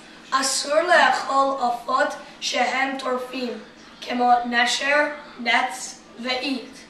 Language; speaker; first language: Hebrew; non-native, learner; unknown